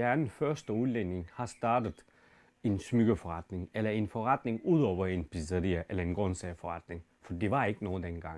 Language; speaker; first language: Danish; non-native, fluent; Turkish